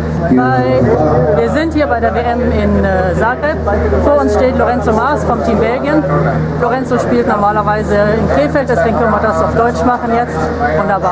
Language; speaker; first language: German; native; German